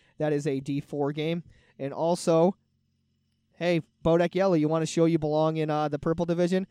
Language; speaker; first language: English; native; English